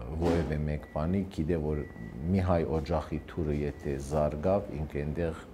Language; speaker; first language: Armenian; early bilingual, heritage; Armenian